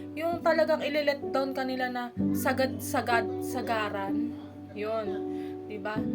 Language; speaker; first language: Filipino; native; Filipino